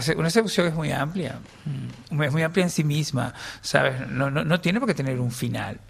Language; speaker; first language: Spanish; native; Spanish